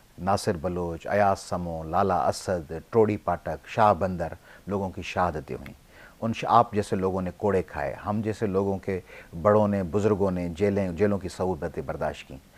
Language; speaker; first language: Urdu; non-native, local second language; Sindhi